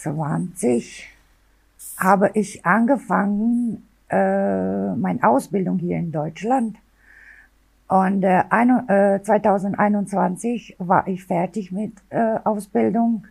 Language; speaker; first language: German; non-native, local second language; Albanian